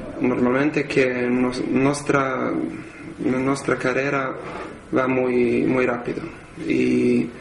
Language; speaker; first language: Spanish; non-native, learner; Serbian